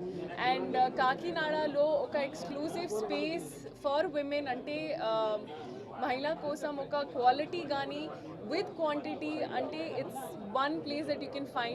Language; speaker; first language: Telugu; non-native, fluent; Hindi